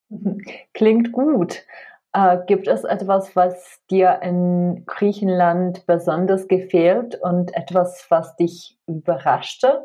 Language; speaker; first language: German; non-native, fluent; Czech